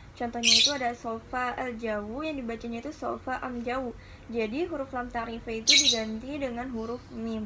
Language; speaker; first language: Indonesian; native; Indonesian